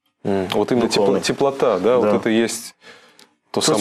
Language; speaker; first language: Russian; native; Russian